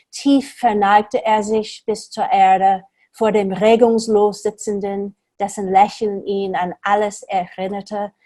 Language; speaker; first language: German; non-native, fluent; English